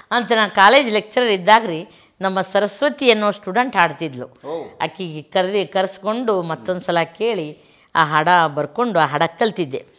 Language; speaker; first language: Kannada; native; Kannada